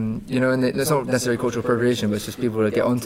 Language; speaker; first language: English; native; English